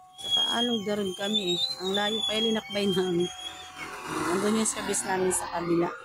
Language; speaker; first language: Filipino; non-native, local second language; Waray